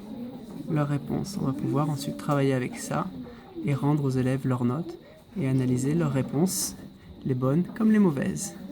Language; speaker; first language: French; native; French